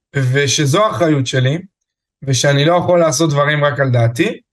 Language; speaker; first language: Hebrew; native; Hebrew